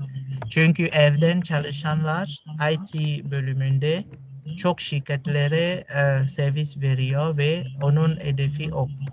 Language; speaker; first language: Turkish; non-native, fluent; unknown